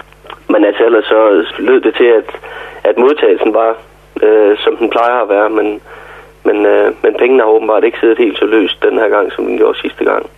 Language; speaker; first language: Danish; native; Danish